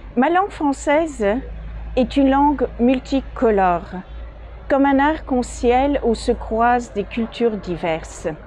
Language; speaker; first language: French; non-native, fluent; Bulgarian